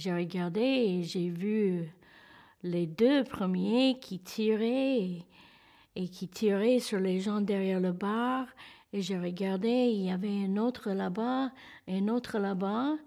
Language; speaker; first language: French; non-native, fluent; English